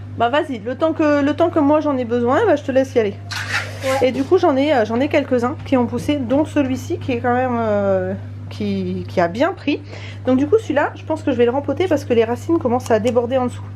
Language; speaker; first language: French; native; French